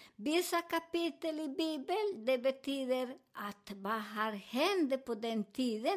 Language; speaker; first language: Swedish; non-native, learner; Spanish